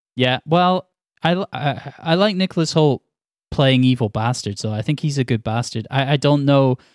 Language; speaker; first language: English; native; English